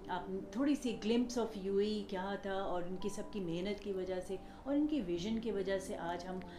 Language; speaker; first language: Urdu; native; Urdu